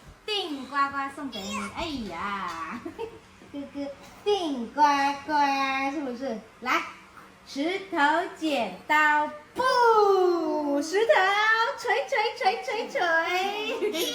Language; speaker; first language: Chinese; native; Chinese